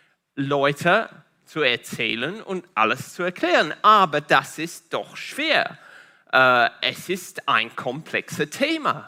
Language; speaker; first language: German; non-native, fluent; Italian